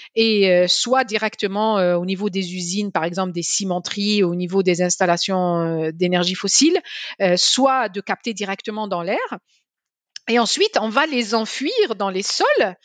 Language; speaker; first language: French; non-native, local second language; Arabic